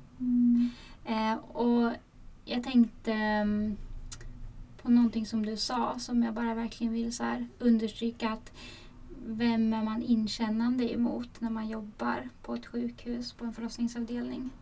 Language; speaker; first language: Swedish; native; Swedish